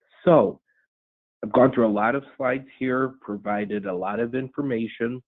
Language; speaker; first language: English; native; English